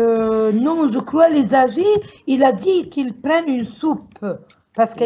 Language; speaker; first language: French; non-native, learner; Arabic